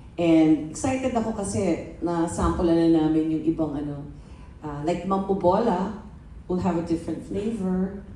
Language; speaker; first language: Filipino; native; Filipino